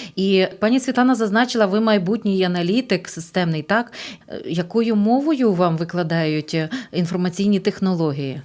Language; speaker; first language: Ukrainian; native; Ukrainian